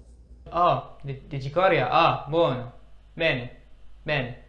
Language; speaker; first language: Italian; non-native, learner; English